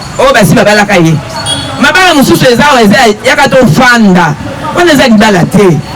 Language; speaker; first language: Lingala; native; Lingala